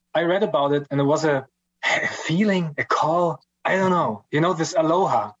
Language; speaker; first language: English; non-native, fluent; German